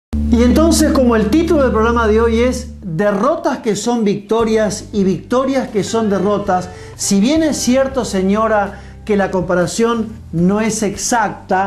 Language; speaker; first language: Spanish; native; Spanish